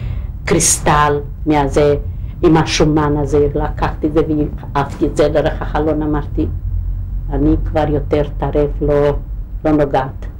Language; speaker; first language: Hebrew; non-native, local second language; Hungarian